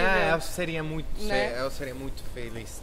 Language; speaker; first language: Portuguese; non-native, fluent; Spanish